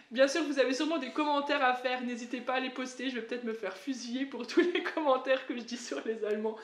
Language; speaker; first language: French; native; French